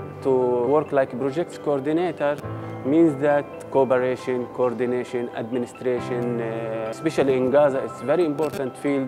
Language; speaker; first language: English; non-native, learner; Arabic